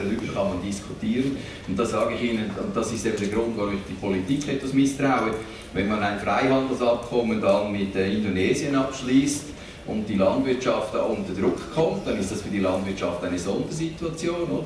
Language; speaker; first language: German; native; German